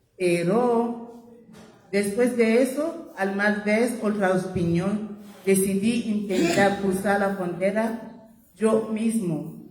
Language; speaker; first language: Spanish; non-native, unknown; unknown